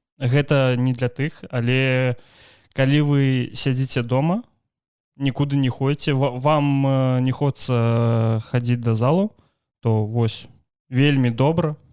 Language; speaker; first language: Belarusian; native; Belarusian